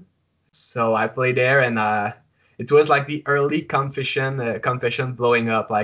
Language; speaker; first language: English; non-native, fluent; French